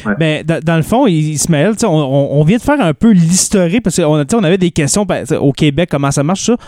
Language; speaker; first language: French; native; French